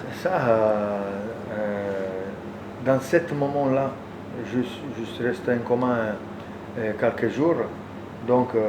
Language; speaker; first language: French; non-native, learner; Italian